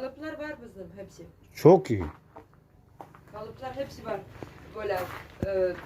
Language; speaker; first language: Turkish; non-native, learner; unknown